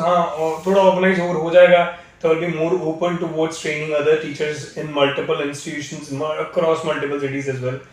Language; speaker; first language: Hindi; non-native, local second language; Punjabi